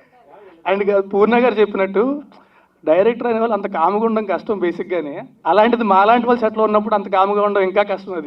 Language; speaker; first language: Telugu; native; Telugu